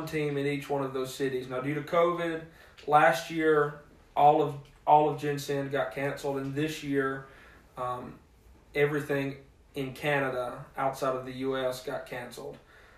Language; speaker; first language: English; native; English